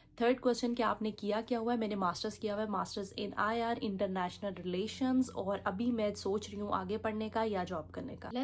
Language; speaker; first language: Urdu; native; Urdu